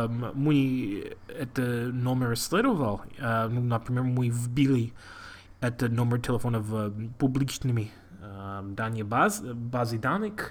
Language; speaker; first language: Russian; non-native, learner; English